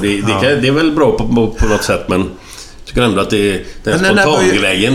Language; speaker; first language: Swedish; native; Swedish